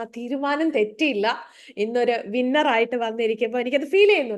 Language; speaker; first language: Malayalam; native; Malayalam